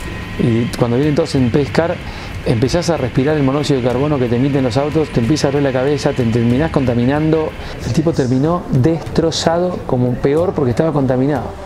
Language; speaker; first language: Spanish; native; Spanish